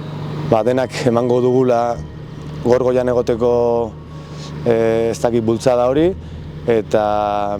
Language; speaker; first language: Basque; non-native, local second language; Spanish